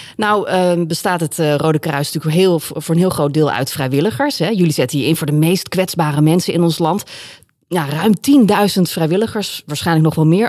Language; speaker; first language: Dutch; native; Dutch